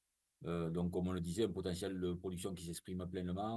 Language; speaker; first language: French; native; French